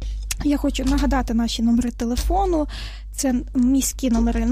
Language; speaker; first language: Ukrainian; native; Ukrainian